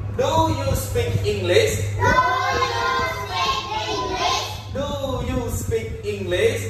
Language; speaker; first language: English; non-native, learner; Khmer